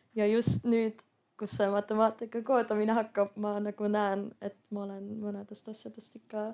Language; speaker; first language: Estonian; non-native, fluent; German